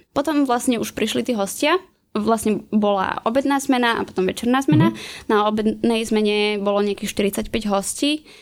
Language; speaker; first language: Slovak; native; Slovak